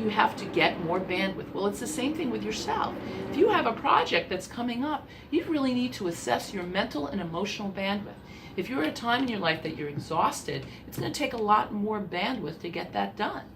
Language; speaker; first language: English; native; English